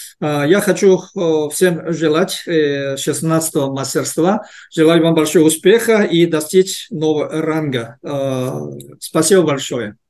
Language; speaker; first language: Russian; non-native, learner; Korean